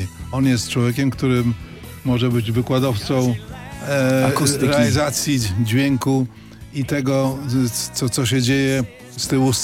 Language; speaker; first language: Polish; native; Polish